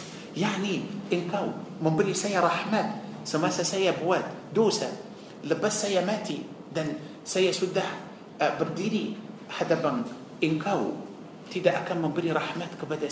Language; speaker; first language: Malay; non-native, fluent; Arabic